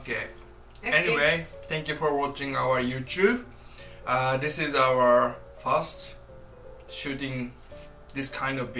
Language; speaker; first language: English; non-native, fluent; Japanese